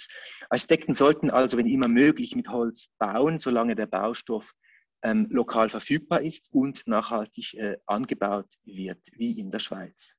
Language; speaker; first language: German; native; German